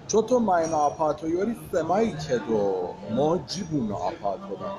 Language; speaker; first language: Japanese; non-native, fluent; Persian